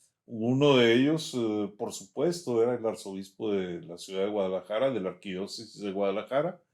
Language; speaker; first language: Spanish; native; Spanish